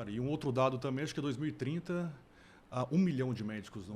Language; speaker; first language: Portuguese; native; Portuguese